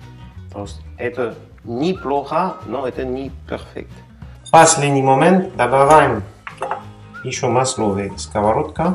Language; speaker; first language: Russian; non-native, learner; French